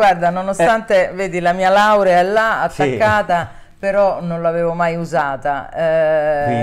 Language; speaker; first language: Italian; native; Italian